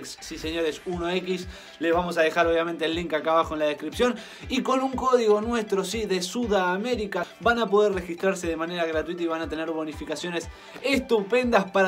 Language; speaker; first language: Spanish; native; Spanish